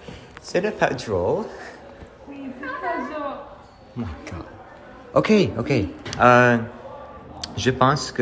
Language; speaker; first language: French; non-native, learner; English